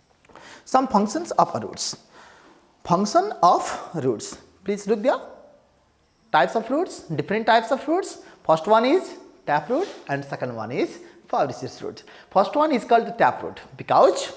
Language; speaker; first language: English; non-native, local second language; Nepali